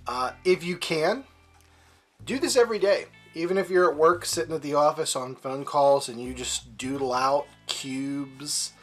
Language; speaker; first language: English; native; English